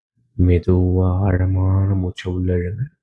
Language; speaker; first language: Tamil; native; Tamil